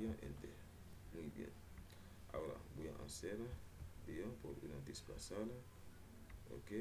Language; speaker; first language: Spanish; non-native, learner; Haitian Creole